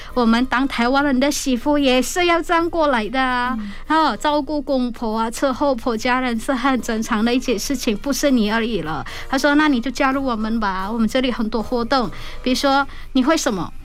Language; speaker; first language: Chinese; non-native, fluent; Hakka Chinese